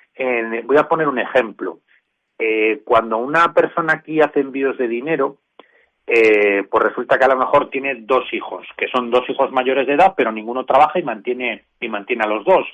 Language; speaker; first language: Spanish; native; Spanish